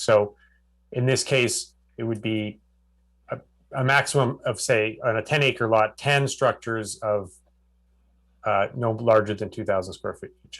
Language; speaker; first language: English; native; English